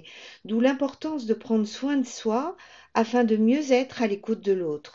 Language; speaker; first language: French; native; French